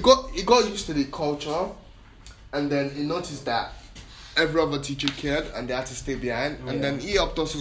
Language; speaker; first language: English; native; English